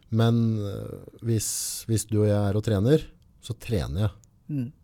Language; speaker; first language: Norwegian; native; Norwegian